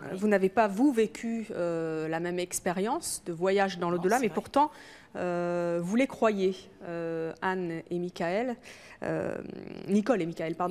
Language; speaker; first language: French; native; French